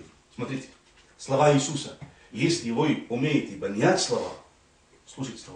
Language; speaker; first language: Russian; non-native, fluent; Arabic